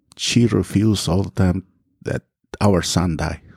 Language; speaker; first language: English; non-native, learner; Spanish